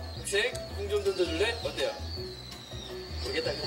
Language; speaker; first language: Korean; native; Korean